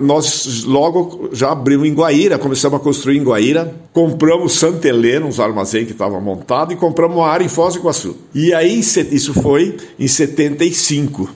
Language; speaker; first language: Portuguese; non-native, local second language; German